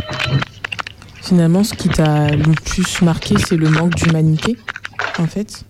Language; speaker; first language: French; native; French